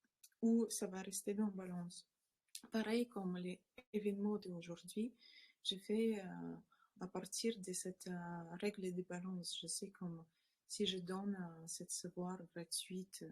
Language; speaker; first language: French; non-native, learner; Russian